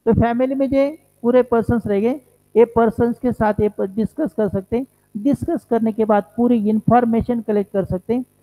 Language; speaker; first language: Hindi; non-native, local second language; Marathi